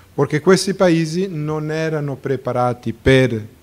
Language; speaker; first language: Italian; non-native, fluent; Portuguese